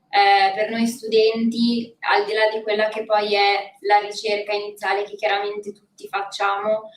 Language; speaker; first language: Italian; native; Italian